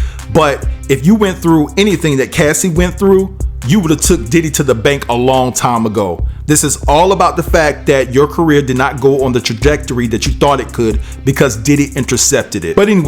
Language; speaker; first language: English; native; English